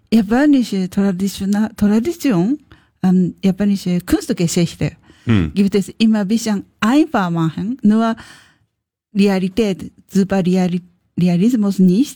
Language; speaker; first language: German; non-native, learner; Japanese